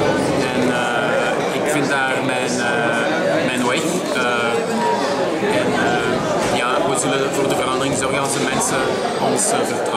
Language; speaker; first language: Dutch; non-native, local second language; French